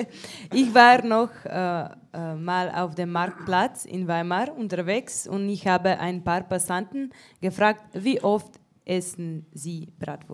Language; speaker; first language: German; non-native, learner; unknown